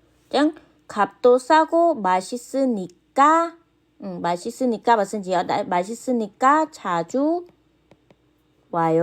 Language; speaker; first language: Korean; non-native, fluent; Khmer